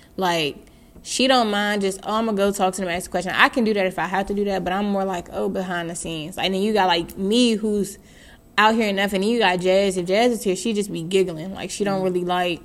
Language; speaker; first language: English; native; English